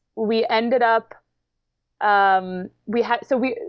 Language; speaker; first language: English; native; English